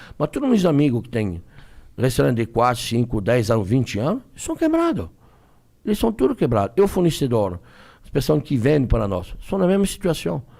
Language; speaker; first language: Portuguese; non-native, fluent; French